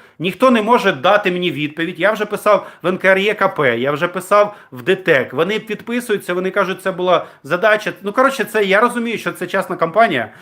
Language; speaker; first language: Ukrainian; non-native, local second language; Russian